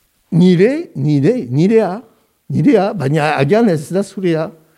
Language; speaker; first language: Basque; non-native, fluent; French